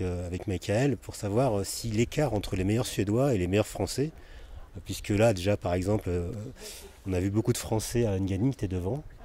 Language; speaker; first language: French; native; French